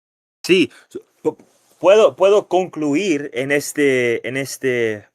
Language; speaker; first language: Spanish; non-native, fluent; English